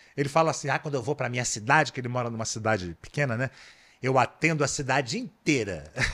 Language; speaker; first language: Portuguese; native; Portuguese